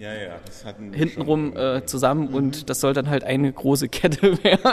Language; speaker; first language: German; native; German